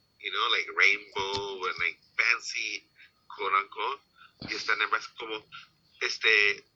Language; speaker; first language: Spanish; early bilingual, heritage; Spanish